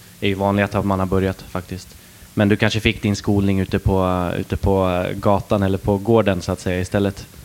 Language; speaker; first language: Swedish; native; Swedish